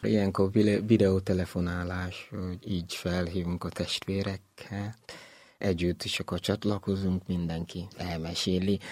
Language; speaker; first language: Hungarian; non-native, learner; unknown